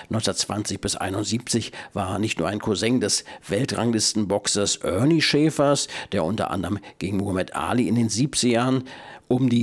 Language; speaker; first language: German; native; German